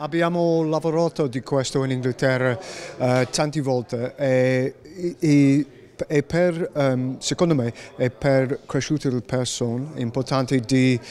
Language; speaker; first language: Italian; non-native, learner; English